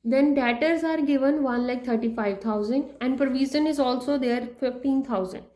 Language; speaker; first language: English; non-native, local second language; Punjabi